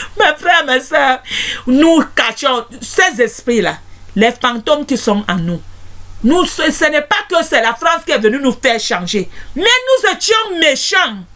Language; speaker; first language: French; non-native, local second language; Basaa